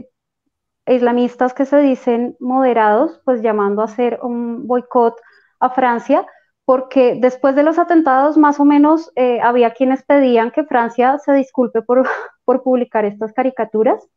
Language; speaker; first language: Spanish; native; Spanish